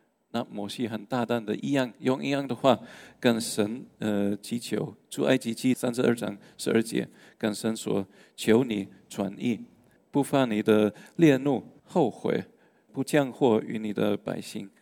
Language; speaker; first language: Chinese; non-native, fluent; German